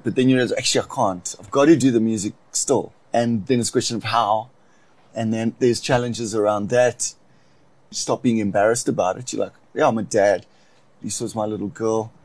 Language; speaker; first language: English; native; English